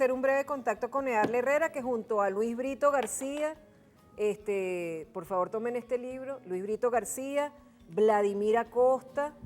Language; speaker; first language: Spanish; native; Spanish